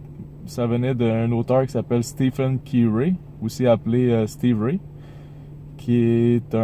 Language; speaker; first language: French; native; French